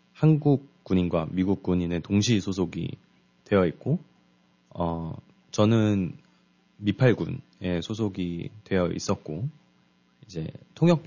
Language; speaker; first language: Korean; native; Korean